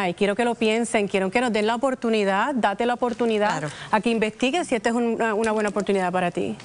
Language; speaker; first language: Spanish; native; Spanish